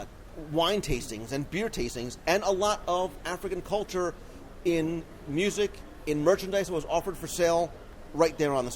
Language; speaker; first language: English; native; English